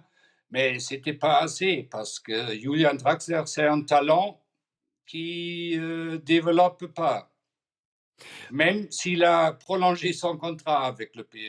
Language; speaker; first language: French; non-native, fluent; German